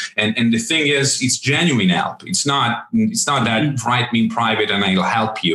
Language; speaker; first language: English; non-native, fluent; Italian